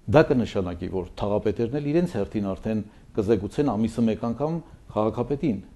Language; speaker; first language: Armenian; native; Armenian